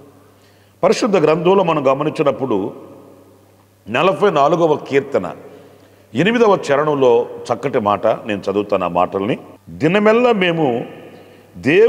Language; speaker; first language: Telugu; native; Telugu